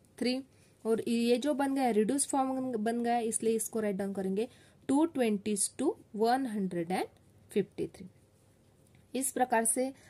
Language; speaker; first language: Hindi; non-native, local second language; Marathi